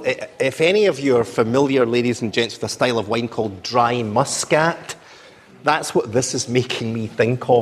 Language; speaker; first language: English; native; English